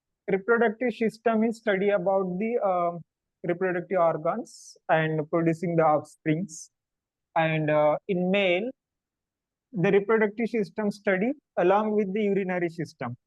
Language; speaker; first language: English; non-native, local second language; Telugu